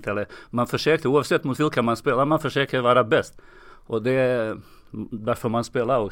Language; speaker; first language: Swedish; non-native, fluent; Serbian